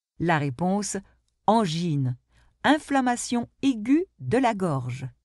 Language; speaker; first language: French; non-native, local second language; Arabic